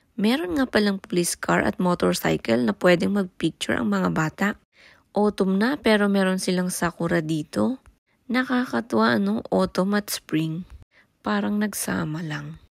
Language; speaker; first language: Filipino; non-native, local second language; Iloko